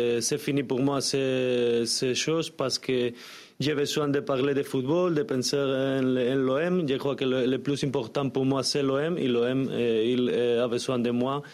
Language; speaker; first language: French; non-native, learner; Spanish